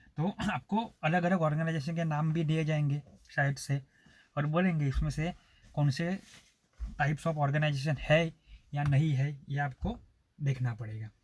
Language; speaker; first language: Hindi; non-native, local second language; Marathi